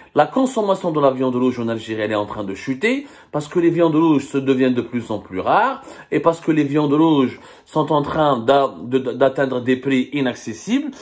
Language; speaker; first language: French; non-native, local second language; Arabic